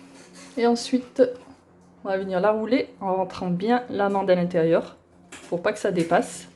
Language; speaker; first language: French; native; French